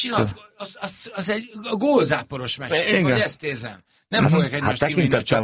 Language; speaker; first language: Hungarian; native; Hungarian